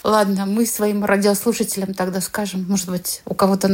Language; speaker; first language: Russian; native; Russian